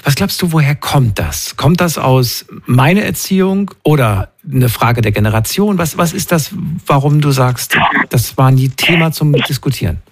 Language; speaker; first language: German; native; German